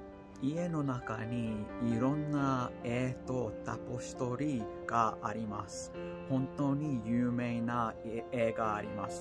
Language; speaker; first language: Japanese; non-native, learner; English